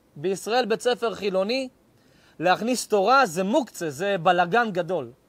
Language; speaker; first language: Hebrew; native; Hebrew